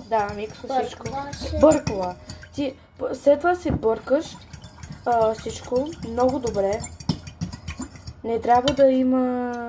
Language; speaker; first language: Bulgarian; early bilingual, heritage; Bulgarian